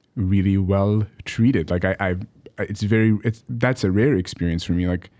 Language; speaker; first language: English; early bilingual, other home language; Arabic